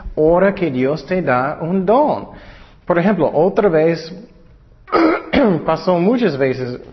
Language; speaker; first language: Spanish; non-native, fluent; English